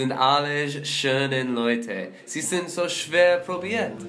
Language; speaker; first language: German; non-native, learner; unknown